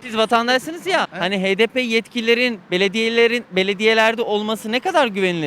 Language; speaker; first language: Turkish; native; Turkish